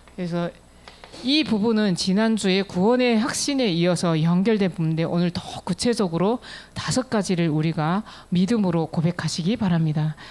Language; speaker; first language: Korean; native; Korean